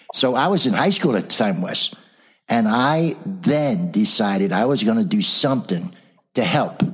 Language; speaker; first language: English; native; English